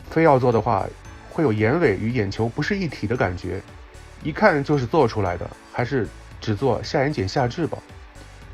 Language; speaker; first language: Chinese; native; Chinese